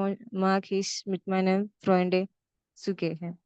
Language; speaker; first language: German; non-native, learner; Malayalam